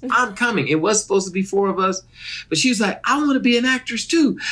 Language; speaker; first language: English; native; English